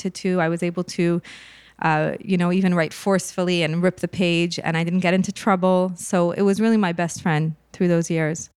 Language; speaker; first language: English; native; English